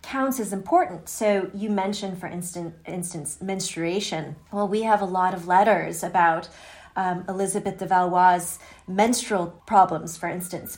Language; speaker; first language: English; native; English